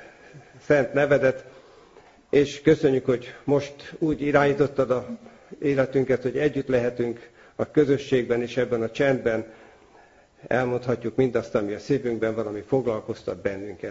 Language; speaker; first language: Hungarian; native; Hungarian